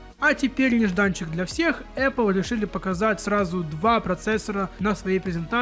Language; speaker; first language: Russian; native; Russian